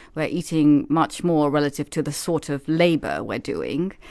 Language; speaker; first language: English; native; English